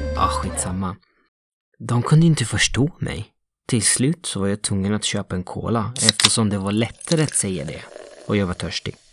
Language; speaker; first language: Swedish; non-native, fluent; Italian